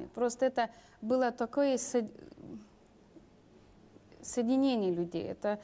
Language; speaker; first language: Russian; non-native, local second language; Lithuanian